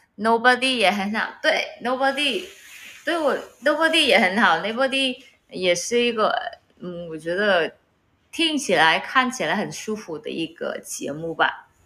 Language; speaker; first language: Chinese; non-native, learner; Vietnamese